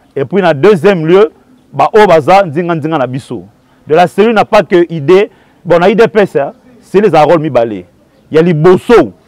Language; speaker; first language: French; non-native, local second language; Lingala